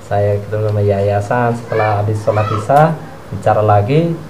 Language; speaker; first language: Indonesian; non-native, fluent; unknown